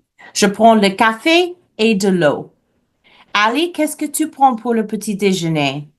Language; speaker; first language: French; non-native, fluent; English